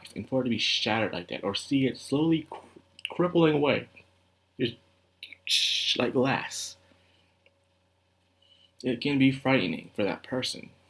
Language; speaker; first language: English; native; English